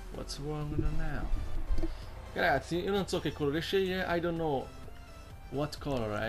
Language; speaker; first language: English; non-native, learner; Italian